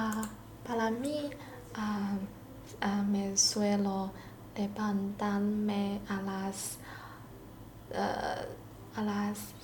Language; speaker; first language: Spanish; non-native, learner; Chinese